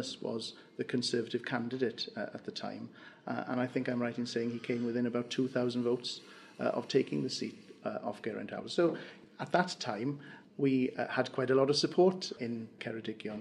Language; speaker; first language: English; non-native, local second language; Welsh